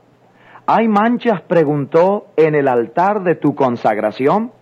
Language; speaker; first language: Spanish; native; Spanish